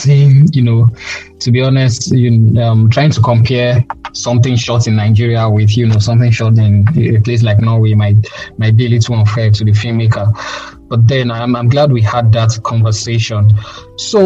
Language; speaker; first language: English; non-native, local second language; Yoruba